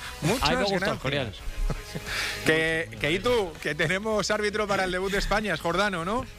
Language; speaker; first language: Spanish; native; Spanish